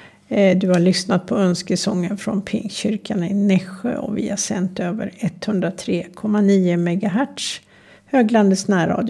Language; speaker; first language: Swedish; native; Swedish